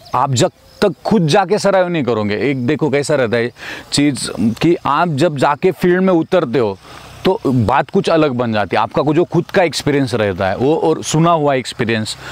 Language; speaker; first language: Hindi; non-native, local second language; Marathi